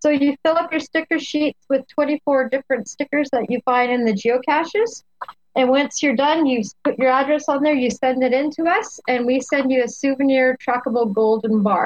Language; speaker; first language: English; native; English